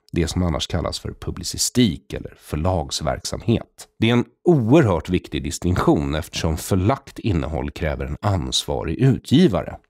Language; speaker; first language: Swedish; native; Swedish